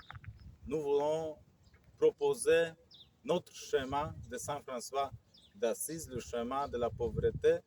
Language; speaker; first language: French; non-native, fluent; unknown